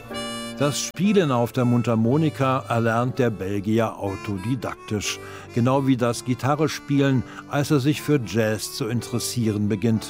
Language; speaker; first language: German; native; German